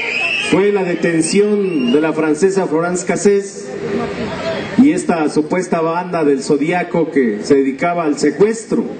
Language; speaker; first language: Spanish; native; Spanish